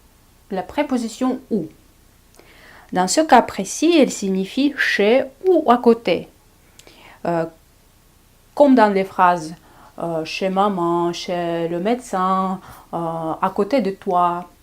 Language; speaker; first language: French; non-native, fluent; Russian